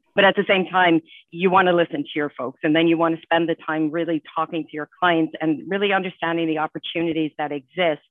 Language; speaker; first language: English; native; English